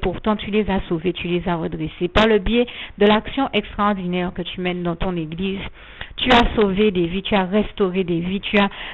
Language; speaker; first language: French; native; French